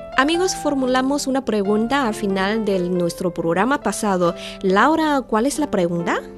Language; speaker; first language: Spanish; non-native, fluent; Chinese